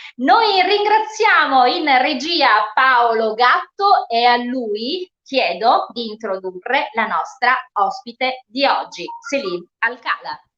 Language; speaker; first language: Italian; native; Italian